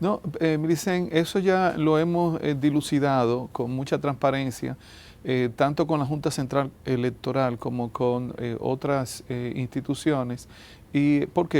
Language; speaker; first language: Spanish; native; Spanish